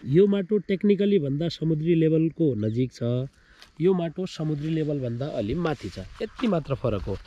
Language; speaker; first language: Nepali; non-native, local second language; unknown